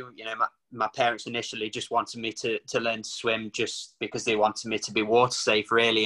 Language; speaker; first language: English; native; English